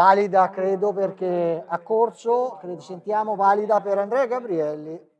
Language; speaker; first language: Italian; native; Italian